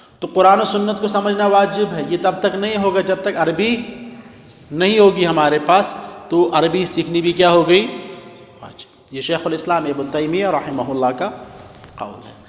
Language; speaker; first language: Urdu; non-native, local second language; Kashmiri